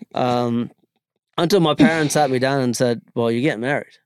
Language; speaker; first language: English; non-native, local second language; Malayalam